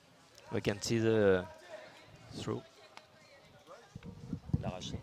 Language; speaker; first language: English; non-native, learner; French